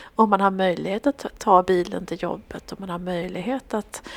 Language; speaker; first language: Swedish; native; Swedish